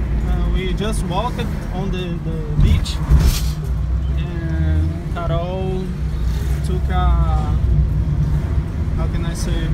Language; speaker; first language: English; non-native, learner; Portuguese